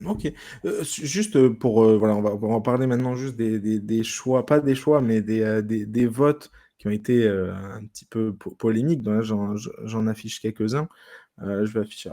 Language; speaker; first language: French; native; French